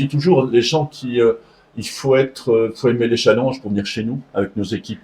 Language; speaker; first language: French; native; French